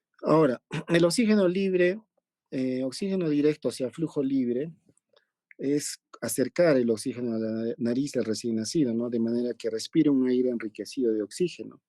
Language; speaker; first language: Spanish; native; Spanish